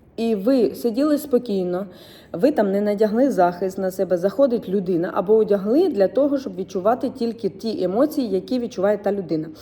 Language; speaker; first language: Ukrainian; non-native, local second language; Russian